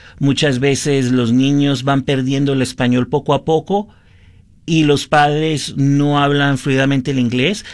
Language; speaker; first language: Spanish; early bilingual, heritage; Spanish